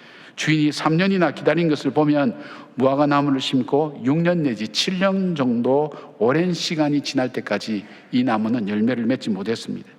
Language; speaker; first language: Korean; native; Korean